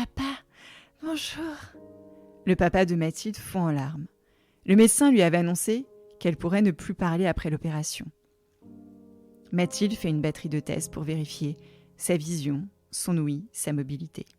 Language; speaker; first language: French; native; French